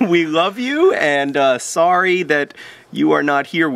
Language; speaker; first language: English; native; English